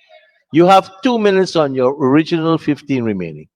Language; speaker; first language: English; native; English